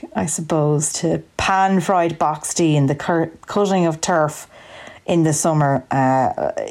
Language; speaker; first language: English; native; English